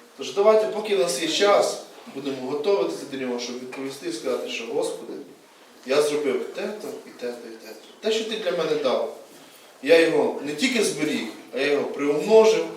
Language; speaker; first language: Ukrainian; native; Ukrainian